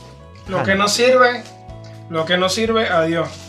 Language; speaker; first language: Spanish; native; Spanish